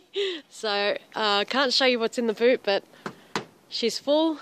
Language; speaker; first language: English; native; English